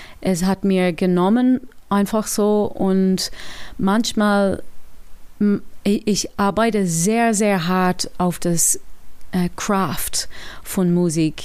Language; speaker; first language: German; non-native, learner; English